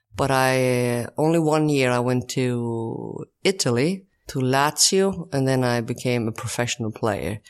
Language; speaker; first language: English; non-native, fluent; Swedish